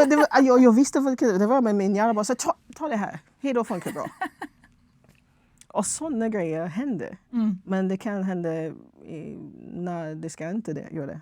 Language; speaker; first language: Swedish; non-native, fluent; English